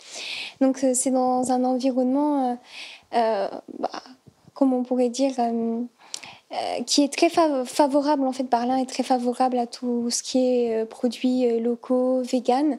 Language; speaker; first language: French; native; French